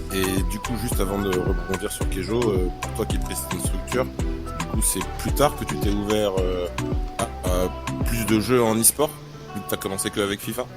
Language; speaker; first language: French; native; French